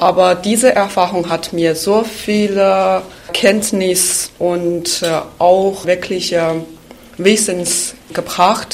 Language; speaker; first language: German; non-native, fluent; Chinese